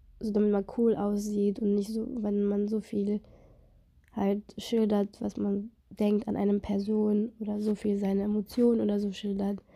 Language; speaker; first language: German; non-native, fluent; Russian